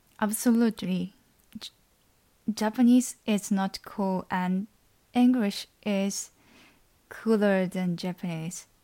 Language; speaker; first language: English; non-native, learner; Japanese